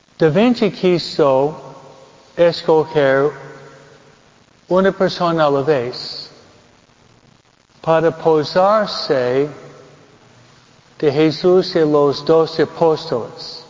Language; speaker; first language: Spanish; early bilingual, heritage; Spanish